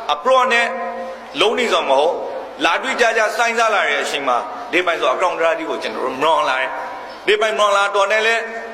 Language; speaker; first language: Burmese; native; Burmese